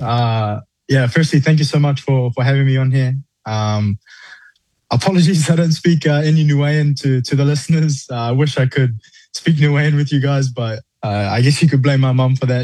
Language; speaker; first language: English; native; English